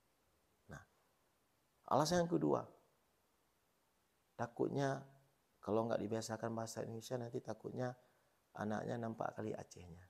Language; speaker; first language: Indonesian; non-native, local second language; Achinese